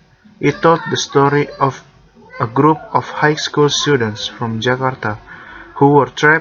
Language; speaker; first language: English; non-native, learner; Indonesian